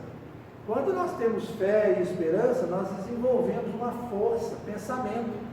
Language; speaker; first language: Portuguese; native; Portuguese